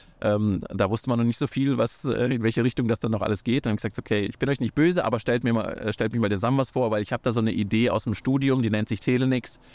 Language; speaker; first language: German; early bilingual, other home language; Russian